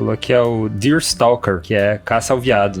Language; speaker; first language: Portuguese; native; Portuguese